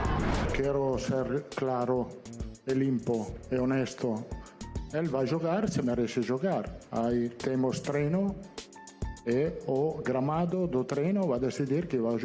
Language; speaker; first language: Portuguese; non-native, learner; Italian